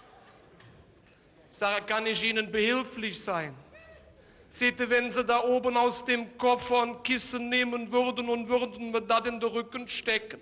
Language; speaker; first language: German; native; German